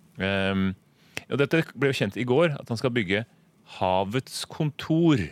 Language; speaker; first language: Norwegian; native; Norwegian